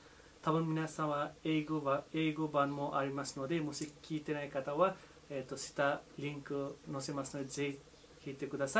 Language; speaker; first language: Japanese; non-native, fluent; Nepali